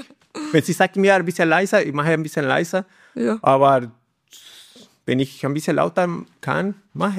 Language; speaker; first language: German; non-native, learner; Spanish